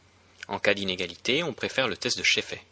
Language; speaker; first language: French; native; French